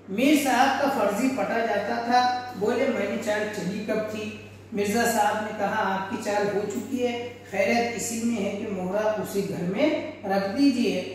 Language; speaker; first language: Urdu; native; Urdu